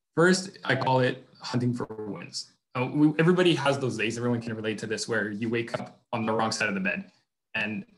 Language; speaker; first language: English; non-native, fluent; French